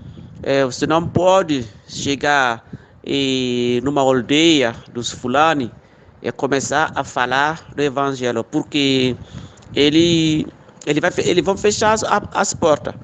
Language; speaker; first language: Portuguese; non-native, local second language; Fula